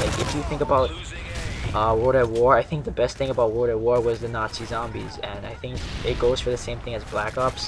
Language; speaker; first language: English; native; English